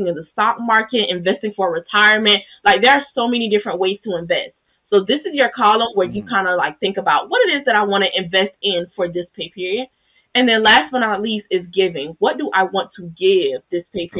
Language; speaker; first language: English; native; English